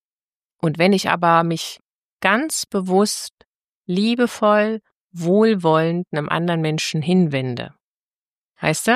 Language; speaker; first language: German; native; German